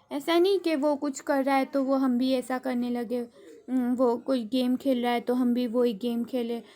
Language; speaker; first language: Hindi; non-native, local second language; Gujarati